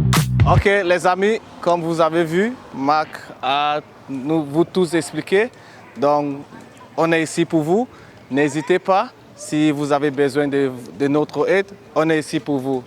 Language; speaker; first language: French; non-native, fluent; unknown